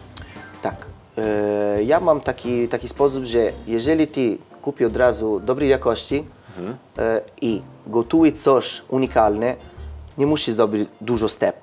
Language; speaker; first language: Polish; non-native, learner; Italian